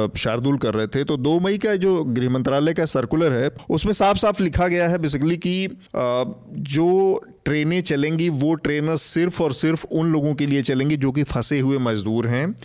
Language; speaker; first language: Hindi; native; Hindi